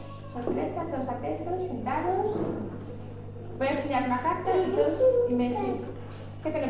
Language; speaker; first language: Spanish; native; Spanish